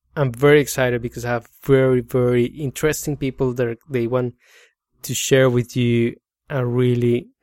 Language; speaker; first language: English; non-native, fluent; Spanish